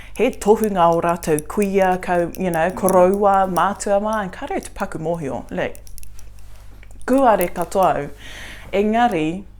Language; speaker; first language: Māori; non-native, local second language; English